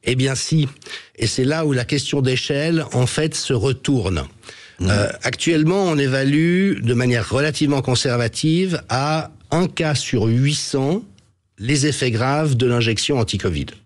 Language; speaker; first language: French; native; French